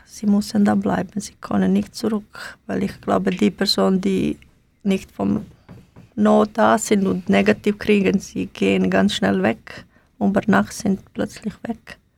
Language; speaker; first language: German; non-native, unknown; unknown